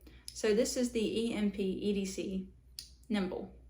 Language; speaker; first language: English; native; English